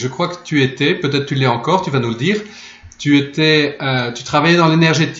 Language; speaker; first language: French; native; French